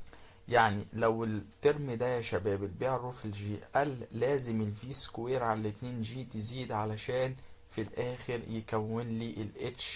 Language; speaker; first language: Arabic; native; Arabic